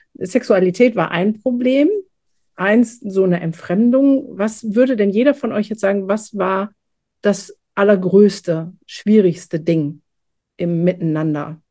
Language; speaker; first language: German; native; German